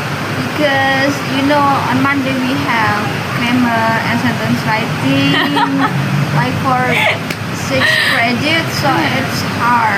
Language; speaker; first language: English; non-native, learner; Indonesian